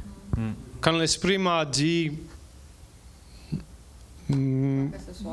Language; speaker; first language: French; non-native, learner; English